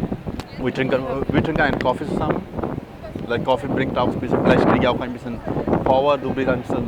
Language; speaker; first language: German; non-native, learner; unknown